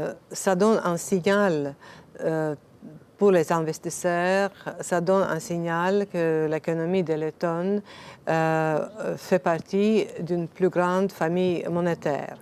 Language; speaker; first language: French; non-native, fluent; Latvian